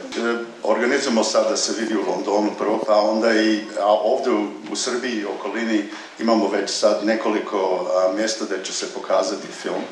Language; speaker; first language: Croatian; early bilingual, heritage; Serbian